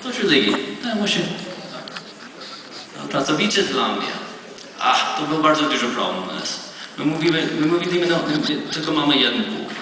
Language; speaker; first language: Polish; non-native, learner; Hebrew